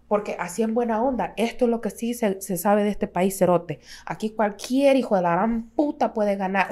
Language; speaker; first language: Spanish; early bilingual, heritage; Spanish